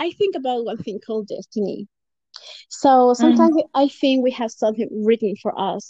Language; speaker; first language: English; non-native, fluent; Spanish